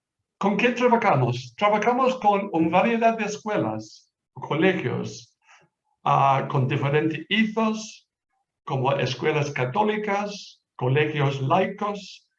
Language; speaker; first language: Spanish; non-native, fluent; English